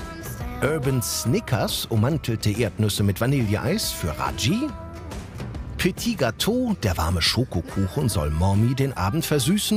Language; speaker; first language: German; native; German